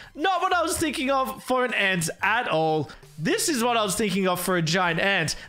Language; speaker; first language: English; native; English